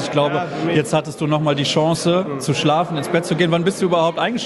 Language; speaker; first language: German; native; German